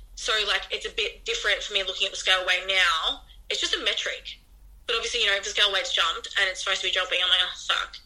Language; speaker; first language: English; native; English